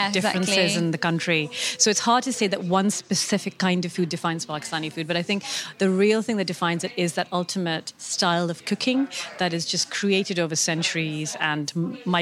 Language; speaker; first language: English; non-native, local second language; Urdu